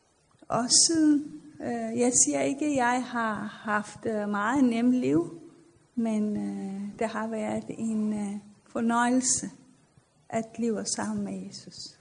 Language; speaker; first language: Danish; non-native, fluent; Persian